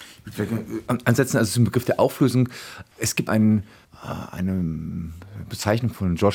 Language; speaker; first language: German; native; German